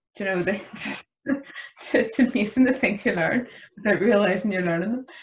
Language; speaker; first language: English; native; English